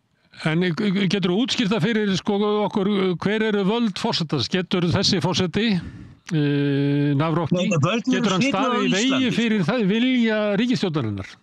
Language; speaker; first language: Icelandic; native; Icelandic